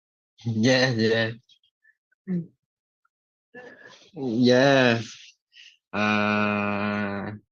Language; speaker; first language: English; non-native, learner; Vietnamese